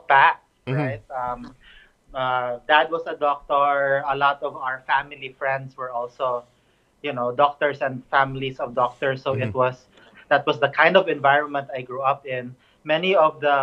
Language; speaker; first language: English; non-native, local second language; Cebuano